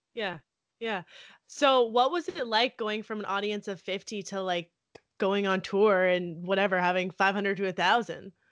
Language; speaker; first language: English; native; English